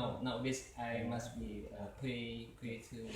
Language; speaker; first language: English; non-native, learner; Indonesian